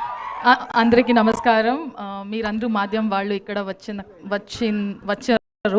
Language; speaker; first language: Telugu; non-native, local second language; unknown